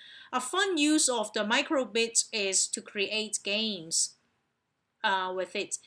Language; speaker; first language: English; non-native, local second language; Cantonese